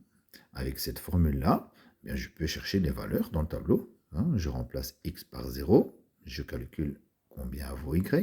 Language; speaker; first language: French; native; French